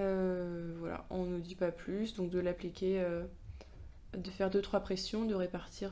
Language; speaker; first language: French; native; French